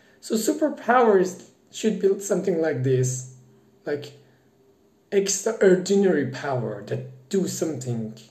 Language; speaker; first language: English; non-native, fluent; Persian